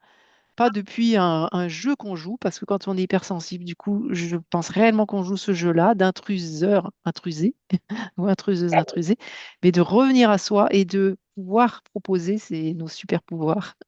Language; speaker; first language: French; native; French